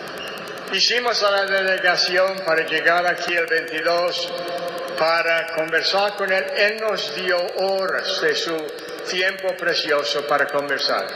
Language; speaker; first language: Spanish; non-native, fluent; English